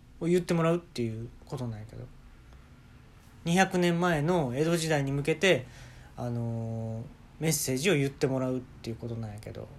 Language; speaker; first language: Japanese; native; Japanese